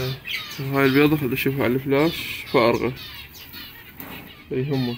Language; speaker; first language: Arabic; native; Arabic